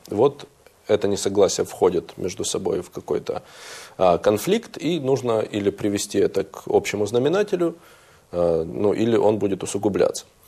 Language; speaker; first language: Russian; native; Russian